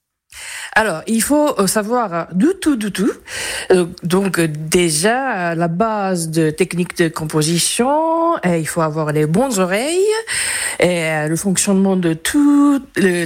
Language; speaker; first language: French; non-native, fluent; Japanese